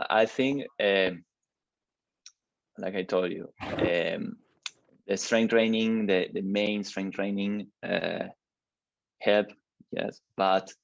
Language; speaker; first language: English; non-native, learner; Spanish